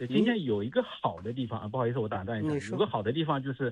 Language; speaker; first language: Chinese; native; Chinese